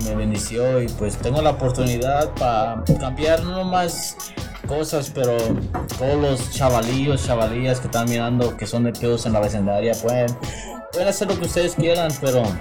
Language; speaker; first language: Spanish; early bilingual, heritage; Spanish